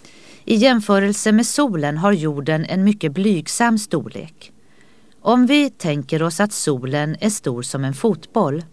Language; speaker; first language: Swedish; native; Swedish